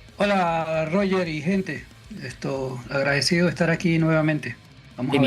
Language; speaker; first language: Spanish; native; Spanish